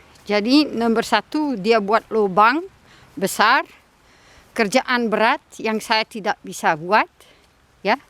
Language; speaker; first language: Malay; non-native, fluent; Dutch